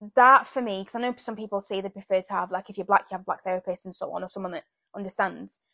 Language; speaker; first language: English; early bilingual, other home language; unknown